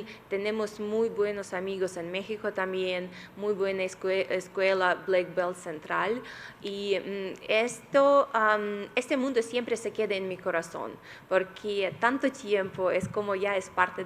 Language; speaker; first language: Spanish; non-native, fluent; Russian